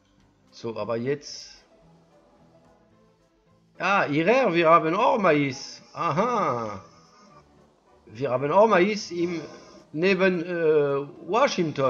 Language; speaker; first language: German; non-native, learner; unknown